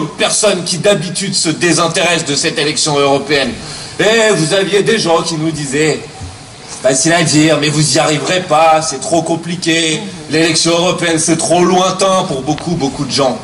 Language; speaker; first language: French; native; French